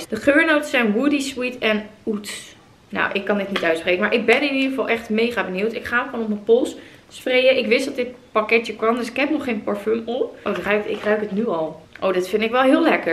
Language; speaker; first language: Dutch; native; Dutch